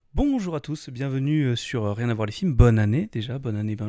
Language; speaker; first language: French; native; French